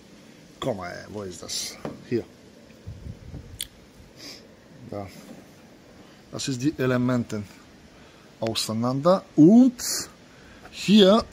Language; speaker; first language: German; non-native, learner; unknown